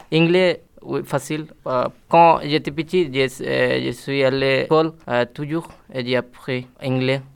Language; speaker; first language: French; non-native, learner; Bangla